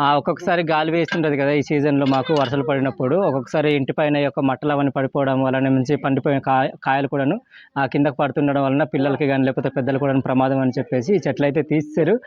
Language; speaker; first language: Telugu; non-native, local second language; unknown